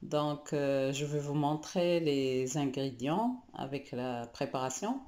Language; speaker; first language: French; non-native, local second language; Arabic